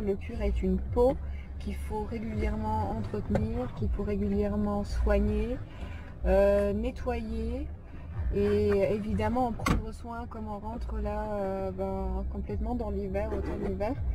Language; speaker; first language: French; native; French